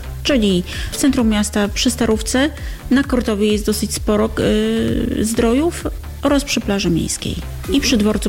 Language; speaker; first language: Polish; native; Polish